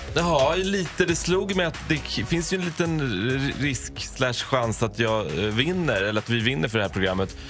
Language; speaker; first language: Swedish; non-native, fluent; Persian